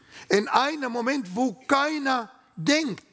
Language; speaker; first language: German; non-native, learner; Arabic